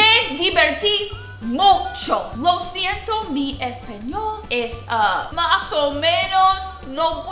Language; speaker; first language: Spanish; non-native, learner; English